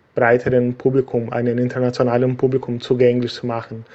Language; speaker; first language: German; non-native, fluent; Portuguese